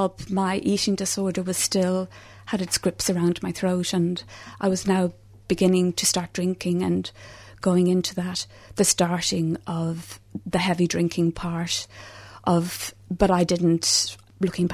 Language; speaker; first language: English; native; English